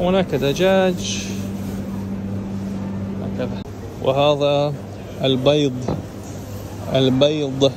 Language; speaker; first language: Arabic; non-native, fluent; Russian